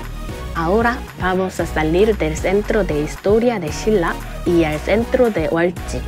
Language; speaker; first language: Spanish; non-native, learner; Korean